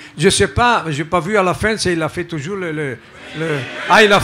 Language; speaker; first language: French; non-native, fluent; Italian